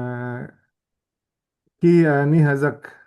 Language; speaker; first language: Hebrew; non-native, learner; Indonesian